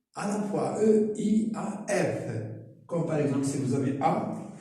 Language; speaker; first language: French; non-native, local second language; Arabic